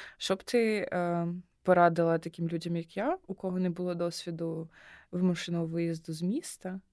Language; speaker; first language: Ukrainian; non-native, local second language; Russian